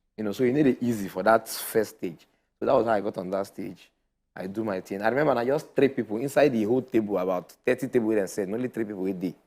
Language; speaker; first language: Nigerian Pidgin; native; Nigerian Pidgin